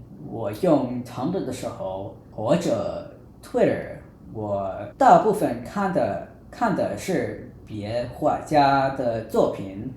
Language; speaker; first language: Chinese; non-native, fluent; English